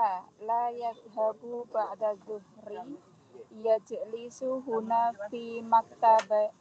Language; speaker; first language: Arabic; non-native, learner; Indonesian